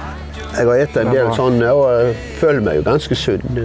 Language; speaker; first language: Norwegian; native; Norwegian